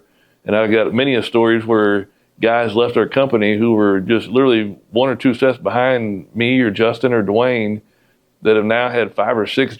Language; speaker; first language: English; native; English